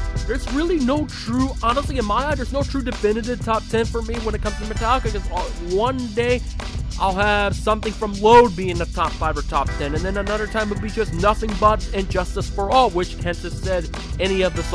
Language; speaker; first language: English; native; English